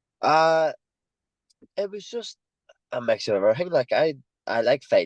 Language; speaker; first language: English; native; English